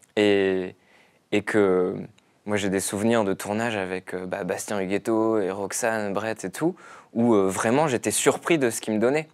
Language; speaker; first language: French; native; French